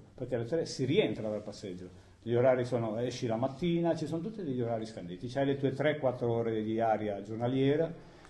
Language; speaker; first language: Italian; native; Italian